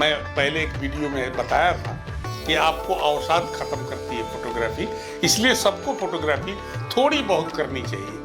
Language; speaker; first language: Hindi; native; Hindi